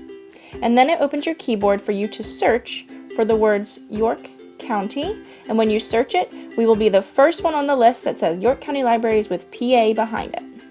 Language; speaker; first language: English; native; English